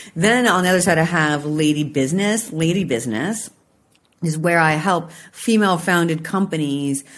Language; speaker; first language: English; native; English